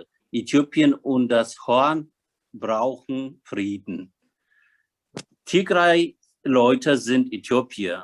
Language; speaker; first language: German; non-native, learner; Amharic